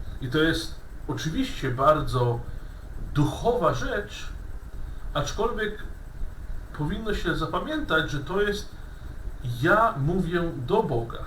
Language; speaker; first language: Polish; non-native, fluent; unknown